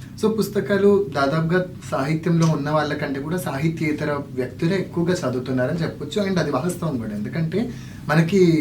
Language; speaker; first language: Telugu; non-native, local second language; Lambadi